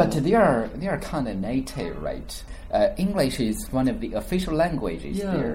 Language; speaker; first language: English; non-native, fluent; Chinese